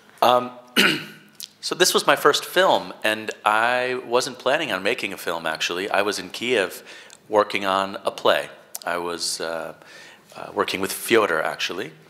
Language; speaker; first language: English; native; English